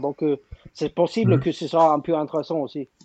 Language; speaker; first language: French; non-native, fluent; English